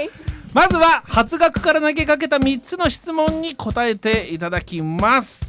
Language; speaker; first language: Japanese; native; Japanese